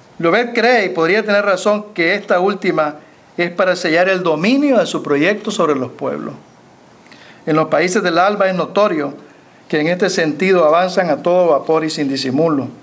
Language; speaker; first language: Spanish; native; Spanish